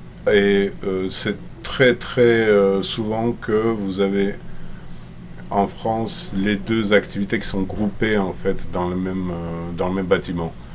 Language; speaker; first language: French; native; French